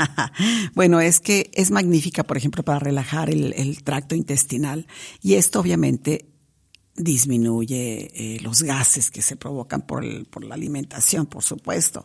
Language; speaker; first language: Spanish; native; Spanish